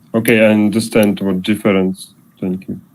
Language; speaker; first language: English; non-native, learner; Russian